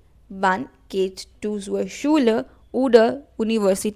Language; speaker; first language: German; non-native, learner; Hindi